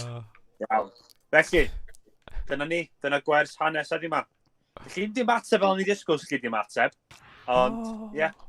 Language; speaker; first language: Welsh; native; Welsh